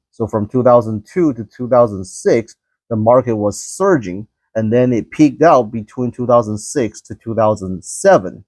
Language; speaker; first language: English; non-native, fluent; Chinese